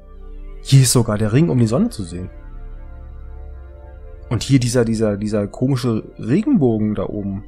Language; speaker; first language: German; native; German